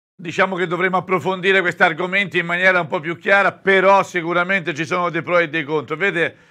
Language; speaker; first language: Italian; native; Italian